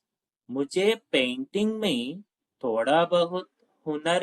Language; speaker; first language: Hindi; non-native, local second language; Telugu